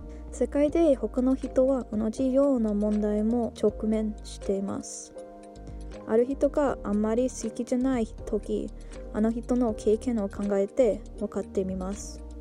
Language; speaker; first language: Japanese; non-native, learner; English